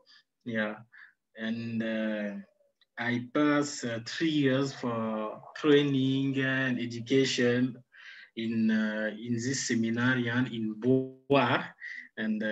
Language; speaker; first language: English; non-native, fluent; Sango